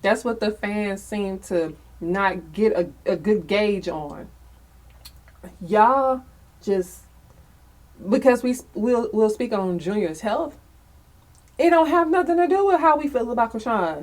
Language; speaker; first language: English; native; English